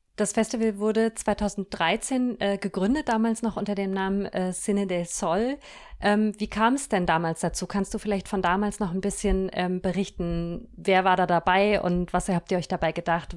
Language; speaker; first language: German; native; German